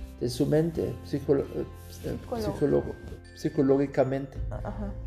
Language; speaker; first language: Spanish; non-native, learner; German